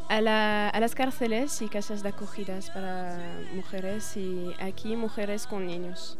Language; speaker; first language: Spanish; non-native, fluent; French